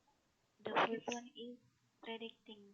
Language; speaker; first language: English; non-native, learner; Indonesian